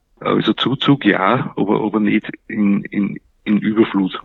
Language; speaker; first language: German; native; German